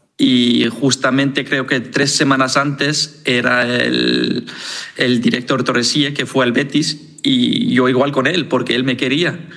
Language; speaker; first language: Spanish; non-native, fluent; Danish